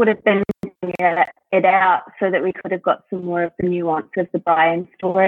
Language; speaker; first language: English; native; English